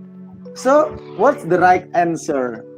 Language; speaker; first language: English; non-native, learner; Indonesian